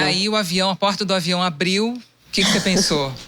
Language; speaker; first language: Portuguese; native; Portuguese